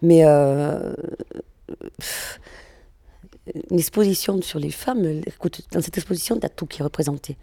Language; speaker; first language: French; non-native, fluent; Spanish